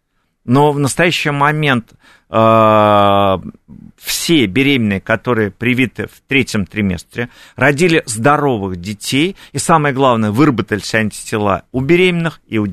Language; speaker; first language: Russian; native; Russian